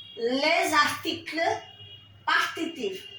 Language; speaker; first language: French; non-native, fluent; Bangla